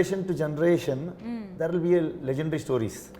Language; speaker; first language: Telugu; non-native, learner; Kannada